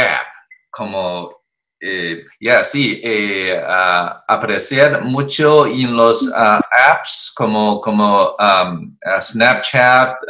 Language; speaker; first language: Spanish; non-native, learner; Chinese